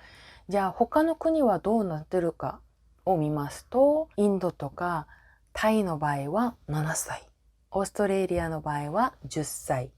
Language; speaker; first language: Japanese; non-native, fluent; Korean